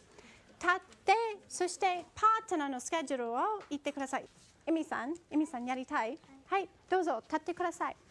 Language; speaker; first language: Japanese; non-native, fluent; English